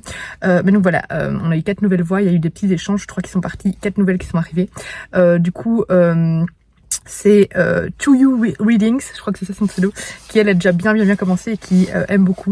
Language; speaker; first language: French; native; French